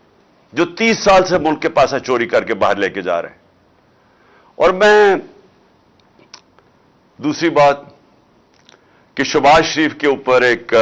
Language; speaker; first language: Urdu; native; Urdu